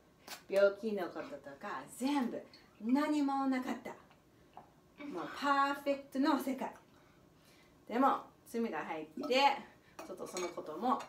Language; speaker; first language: Japanese; non-native, fluent; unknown